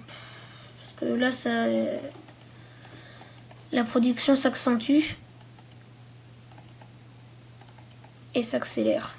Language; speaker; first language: French; native; French